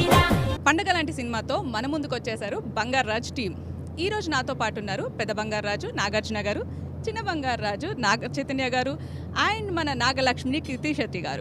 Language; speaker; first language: Telugu; native; Telugu